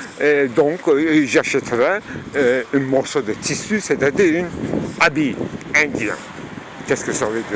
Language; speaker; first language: French; non-native, fluent; Turkish